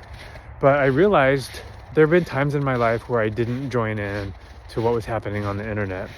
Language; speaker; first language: English; native; English